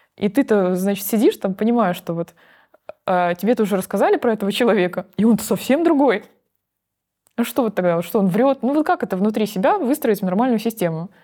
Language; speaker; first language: Russian; native; Russian